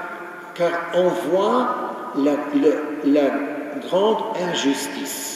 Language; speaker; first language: French; non-native, fluent; Ukrainian